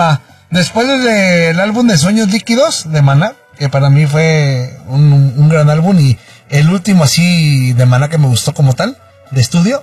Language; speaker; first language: Spanish; native; Spanish